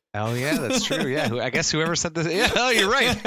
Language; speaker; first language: English; native; English